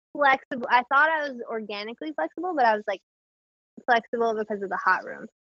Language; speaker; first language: English; native; English